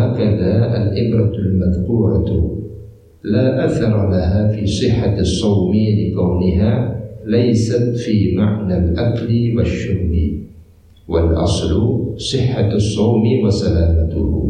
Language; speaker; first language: Arabic; non-native, fluent; Indonesian